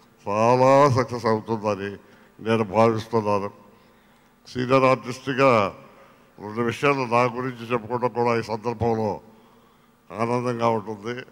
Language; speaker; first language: Telugu; native; Telugu